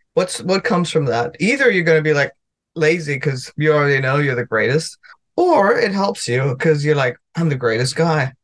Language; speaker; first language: English; non-native, fluent; German